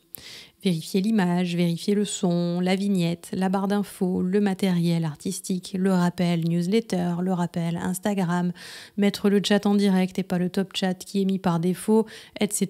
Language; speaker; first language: French; native; French